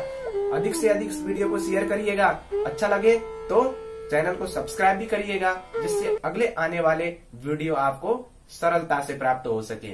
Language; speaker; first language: Hindi; native; Hindi